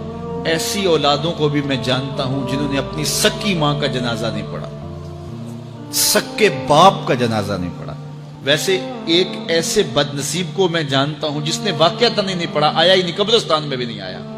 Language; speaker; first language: Urdu; native; Urdu